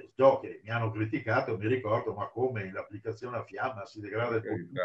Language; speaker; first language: Italian; native; Italian